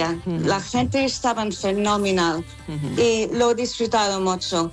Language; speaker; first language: Spanish; non-native, fluent; English